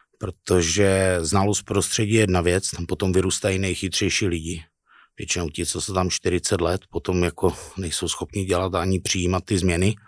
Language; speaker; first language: Czech; native; Czech